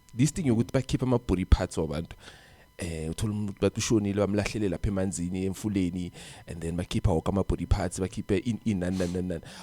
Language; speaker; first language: Zulu; non-native, local second language; South Ndebele